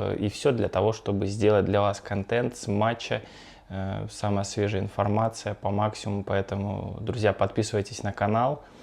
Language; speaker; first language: Russian; native; Russian